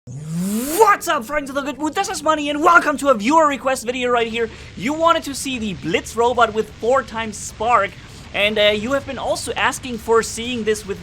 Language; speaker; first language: English; non-native, fluent; German